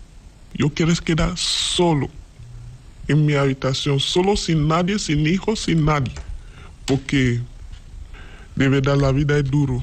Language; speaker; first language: Spanish; non-native, learner; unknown